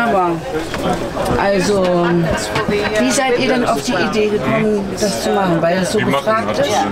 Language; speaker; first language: German; native; German